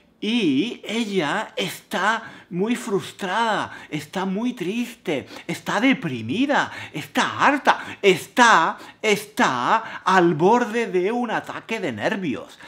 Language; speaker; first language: Spanish; native; Spanish